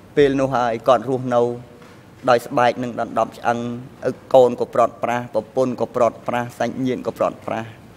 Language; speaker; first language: Khmer; non-native, local second language; Eastern Cham